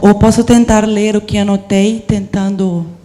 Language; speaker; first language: Portuguese; non-native, learner; Spanish